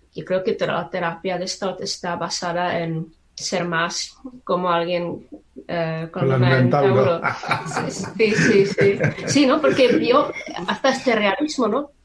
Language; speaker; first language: Spanish; non-native, fluent; Czech